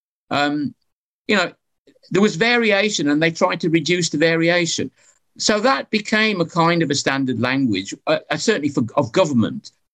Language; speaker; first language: English; native; English